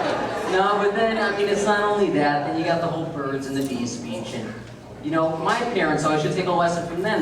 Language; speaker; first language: English; native; English